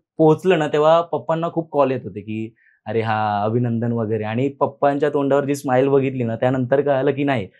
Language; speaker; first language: Marathi; native; Marathi